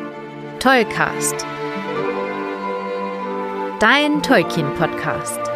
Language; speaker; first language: German; native; German